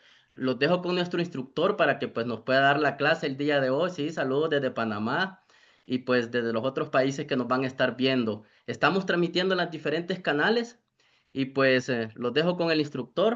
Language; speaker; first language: Spanish; native; Spanish